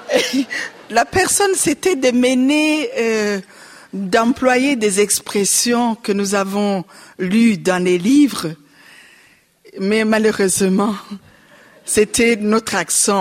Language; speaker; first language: French; non-native, local second language; Rundi